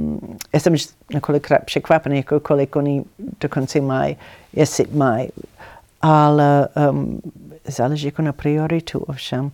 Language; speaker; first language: Czech; non-native, learner; English